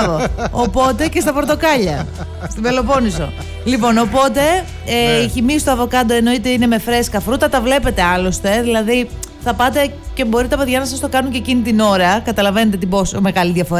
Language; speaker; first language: Greek; native; Greek